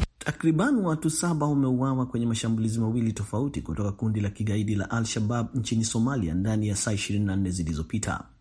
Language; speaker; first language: Swahili; non-native, local second language; Kikuyu